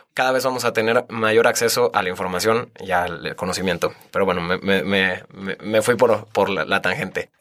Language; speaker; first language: Spanish; native; Spanish